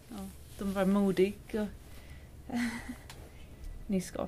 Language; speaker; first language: Swedish; non-native, learner; English